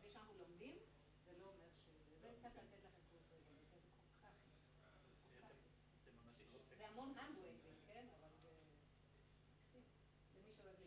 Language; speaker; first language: Hebrew; native; Hebrew